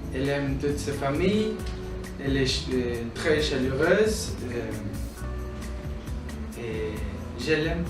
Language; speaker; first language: French; non-native, learner; Spanish